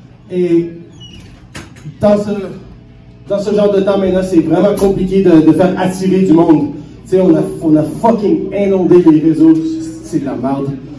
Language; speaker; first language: French; native; French